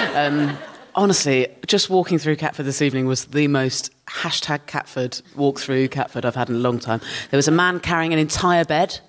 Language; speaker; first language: English; native; English